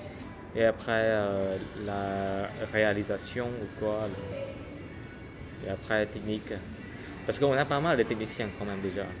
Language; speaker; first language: French; non-native, fluent; Khmer